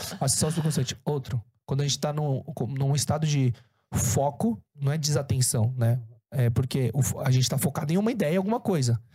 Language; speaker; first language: Portuguese; early bilingual, other home language; Korean